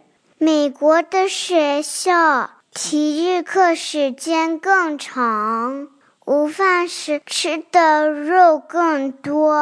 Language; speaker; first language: Chinese; early bilingual, heritage; Chinese